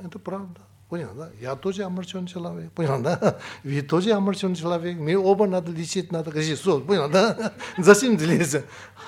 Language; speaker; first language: Russian; non-native, learner; Tibetan